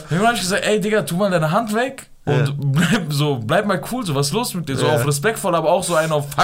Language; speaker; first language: German; early bilingual, other home language; Persian